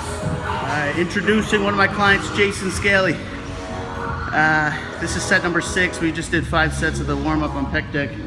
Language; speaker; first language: English; native; English